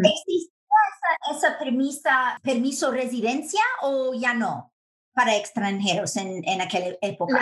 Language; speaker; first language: Spanish; non-native, fluent; English